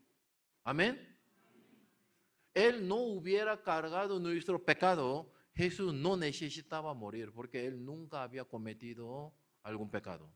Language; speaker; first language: Spanish; non-native, learner; Korean